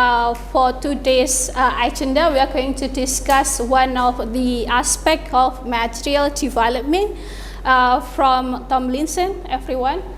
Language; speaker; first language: English; non-native, fluent; Indonesian